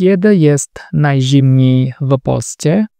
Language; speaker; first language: Polish; non-native, learner; Indonesian